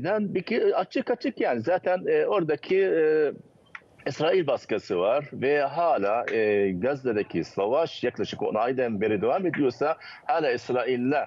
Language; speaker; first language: Turkish; non-native, fluent; Arabic